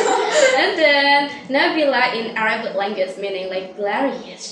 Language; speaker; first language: English; non-native, learner; Indonesian